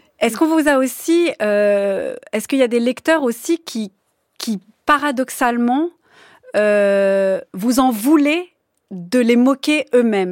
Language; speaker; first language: French; native; French